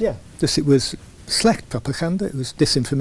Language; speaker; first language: Dutch; non-native, fluent; English